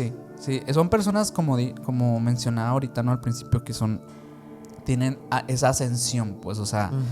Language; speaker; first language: Spanish; native; Spanish